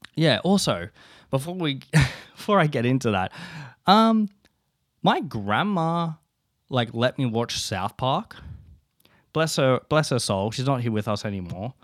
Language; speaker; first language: English; native; English